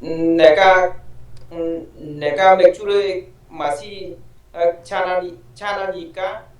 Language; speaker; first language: Korean; non-native, learner; Vietnamese